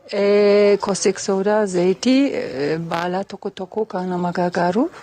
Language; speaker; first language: Oromo; non-native, fluent; German